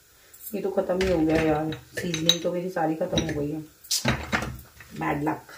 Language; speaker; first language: Hindi; native; Hindi